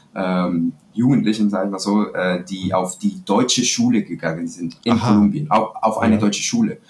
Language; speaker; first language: German; non-native, fluent; Spanish